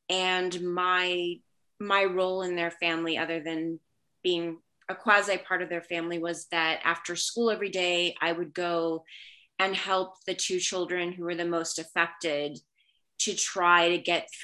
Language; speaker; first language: English; early bilingual, other home language; Spanish